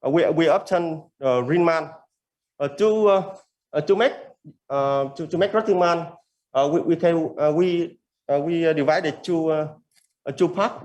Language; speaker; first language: English; non-native, learner; Vietnamese